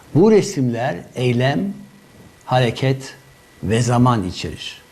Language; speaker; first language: Turkish; non-native, fluent; German